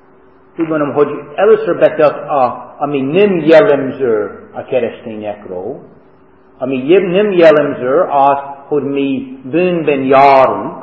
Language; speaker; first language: Hungarian; non-native, fluent; English